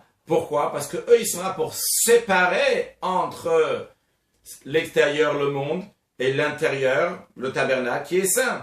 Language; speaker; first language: French; native; French